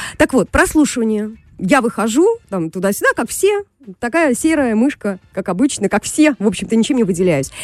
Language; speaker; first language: Russian; native; Russian